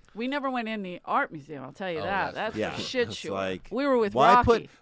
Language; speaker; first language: English; native; English